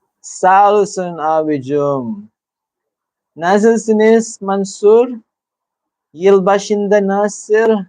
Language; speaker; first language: Turkish; non-native, learner; Filipino